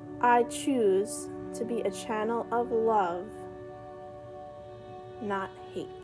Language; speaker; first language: English; native; English